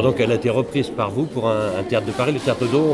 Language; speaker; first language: French; native; French